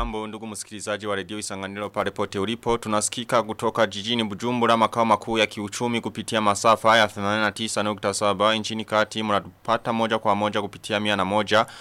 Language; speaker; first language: Swahili; non-native, local second language; Rundi